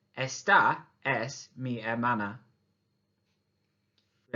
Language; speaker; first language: Spanish; non-native, fluent; English